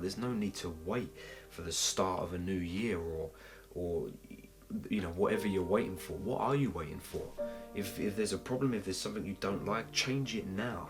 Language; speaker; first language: English; native; English